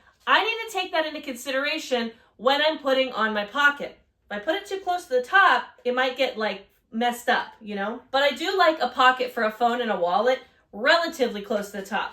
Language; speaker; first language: English; native; English